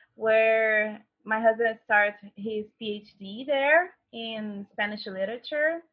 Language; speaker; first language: English; non-native, fluent; Portuguese